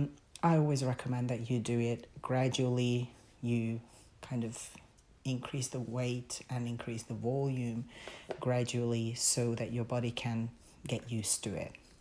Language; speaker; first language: English; non-native, fluent; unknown